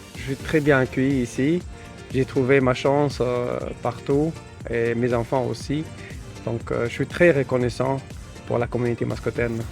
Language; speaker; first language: French; non-native, local second language; Arabic